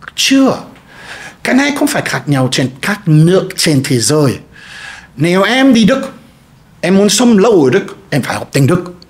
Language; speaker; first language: Vietnamese; non-native, fluent; German